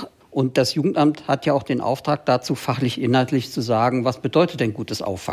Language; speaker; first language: German; native; German